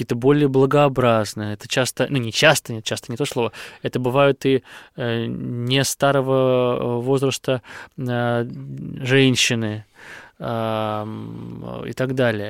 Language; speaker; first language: Russian; native; Russian